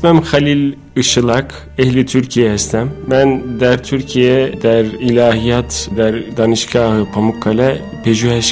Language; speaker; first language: Persian; non-native, learner; Turkish